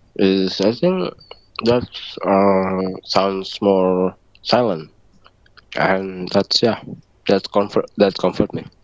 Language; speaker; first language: English; non-native, learner; Indonesian